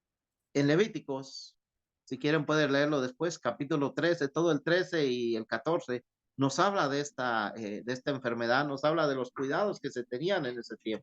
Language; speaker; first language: Spanish; native; Spanish